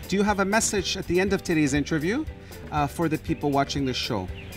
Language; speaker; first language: English; early bilingual, other home language; Macedonian